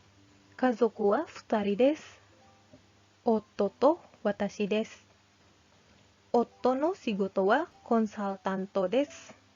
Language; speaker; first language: Japanese; non-native, fluent; Indonesian